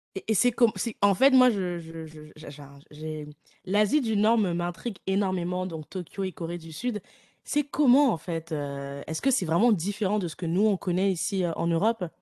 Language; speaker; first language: French; native; French